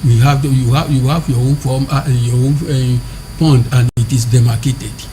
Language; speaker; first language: English; non-native, local second language; Yoruba